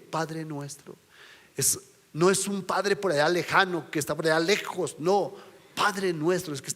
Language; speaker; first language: Spanish; native; Spanish